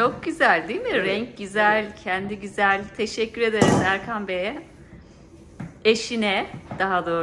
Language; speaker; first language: Turkish; native; Turkish